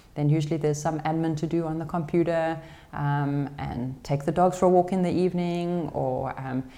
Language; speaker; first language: English; native; English